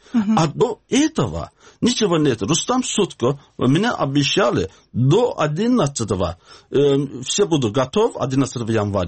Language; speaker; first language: Russian; non-native, learner; Azerbaijani